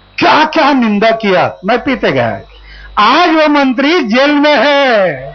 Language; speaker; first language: Hindi; non-native, local second language; Marathi